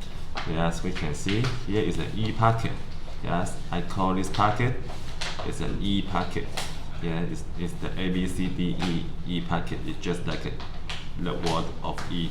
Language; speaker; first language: English; non-native, learner; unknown